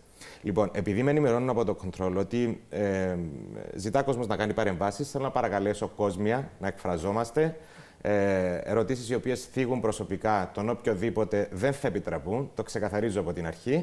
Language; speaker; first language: Greek; native; Greek